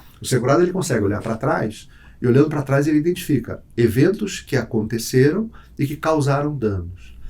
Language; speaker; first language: Portuguese; native; Portuguese